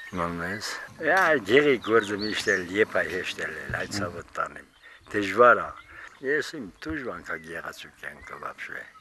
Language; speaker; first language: Armenian; native; Armenian